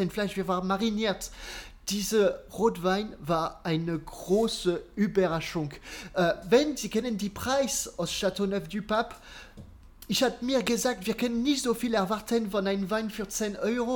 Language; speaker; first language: German; non-native, learner; French